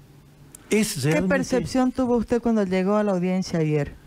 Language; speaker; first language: Spanish; native; Spanish